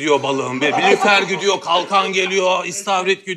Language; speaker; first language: Turkish; native; Turkish